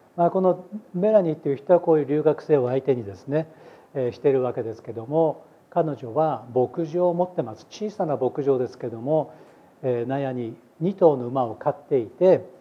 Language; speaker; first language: Japanese; native; Japanese